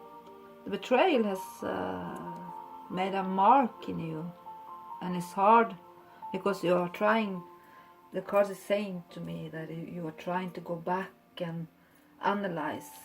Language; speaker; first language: English; non-native, fluent; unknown